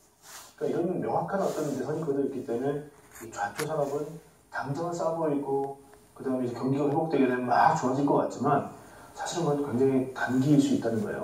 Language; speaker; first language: Korean; native; Korean